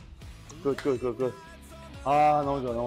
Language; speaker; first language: Korean; native; Korean